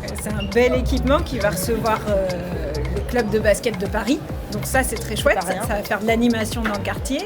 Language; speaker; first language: French; native; French